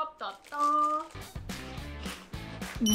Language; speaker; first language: Japanese; non-native, fluent; German